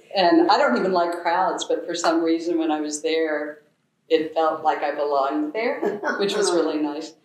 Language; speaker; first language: English; native; English